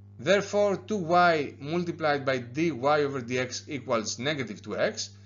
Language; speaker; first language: English; non-native, fluent; Greek